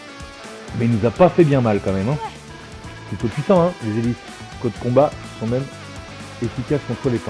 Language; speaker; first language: French; native; French